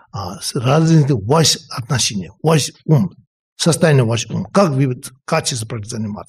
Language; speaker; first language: Russian; non-native, learner; Tibetan